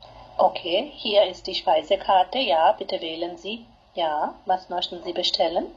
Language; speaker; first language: German; non-native, fluent; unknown